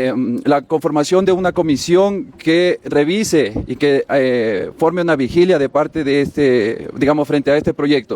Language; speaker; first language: Spanish; native; Spanish